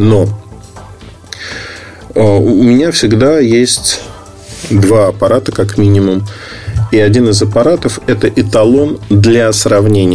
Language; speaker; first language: Russian; native; Russian